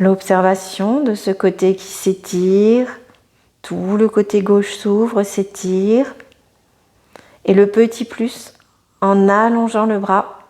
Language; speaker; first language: French; native; French